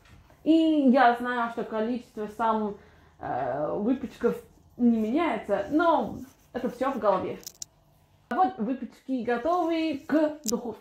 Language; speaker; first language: Russian; non-native, fluent; English